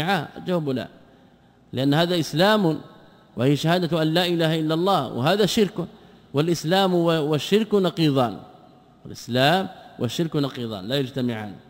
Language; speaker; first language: Arabic; native; Arabic